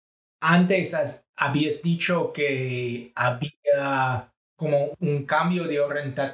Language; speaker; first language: Spanish; non-native, fluent; English